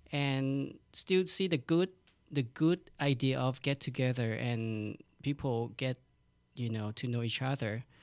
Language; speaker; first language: English; non-native, learner; Thai